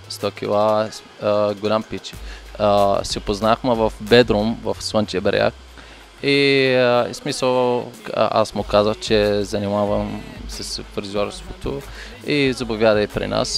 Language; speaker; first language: Bulgarian; non-native, learner; Arabic